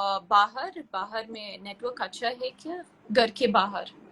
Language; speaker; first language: Hindi; non-native, local second language; Tulu